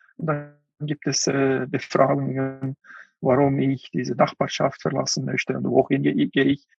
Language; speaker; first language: German; non-native, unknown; Uyghur